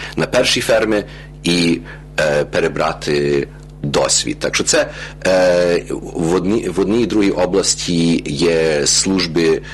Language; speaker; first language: Ukrainian; early bilingual, heritage; Ukrainian